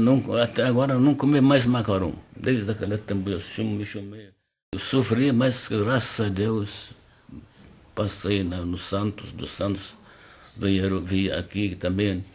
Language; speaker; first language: Portuguese; non-native, learner; Arabic